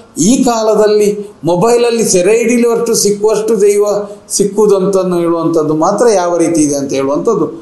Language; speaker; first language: Kannada; non-native, local second language; Tulu